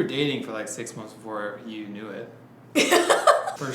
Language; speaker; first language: English; native; English